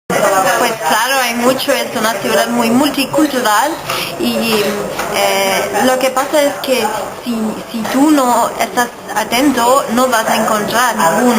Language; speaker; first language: Spanish; non-native, fluent; German